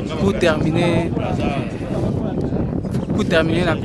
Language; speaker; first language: French; non-native, local second language; Bambara